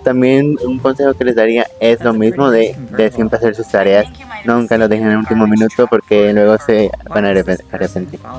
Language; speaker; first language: Spanish; early bilingual, heritage; Spanish